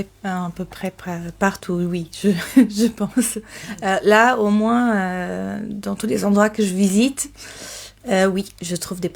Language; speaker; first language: French; non-native, fluent; Portuguese